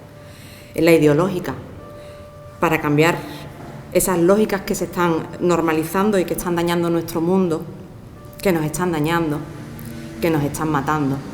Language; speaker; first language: Spanish; native; Spanish